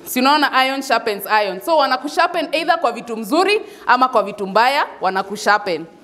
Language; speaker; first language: Swahili; native; Swahili